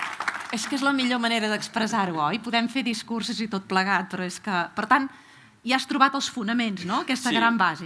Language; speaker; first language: Catalan; native; Catalan